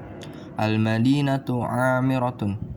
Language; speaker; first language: Arabic; non-native, fluent; Indonesian